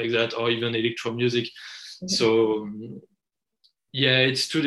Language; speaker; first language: English; non-native, fluent; French